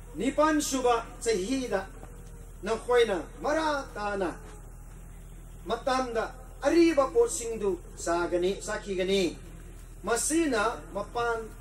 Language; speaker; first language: Manipuri; non-native, local second language; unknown